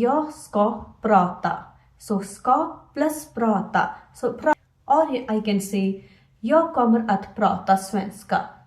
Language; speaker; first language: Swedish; non-native, fluent; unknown